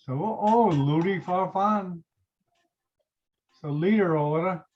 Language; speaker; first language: Spanish; non-native, learner; English